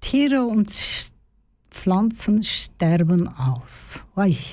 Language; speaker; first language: German; non-native, learner; Turkish